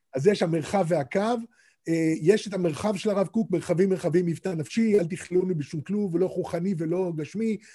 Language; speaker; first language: Hebrew; native; Hebrew